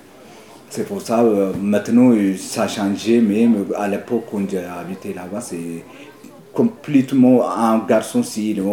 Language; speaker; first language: French; non-native, learner; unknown